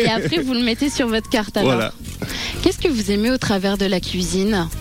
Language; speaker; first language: French; native; French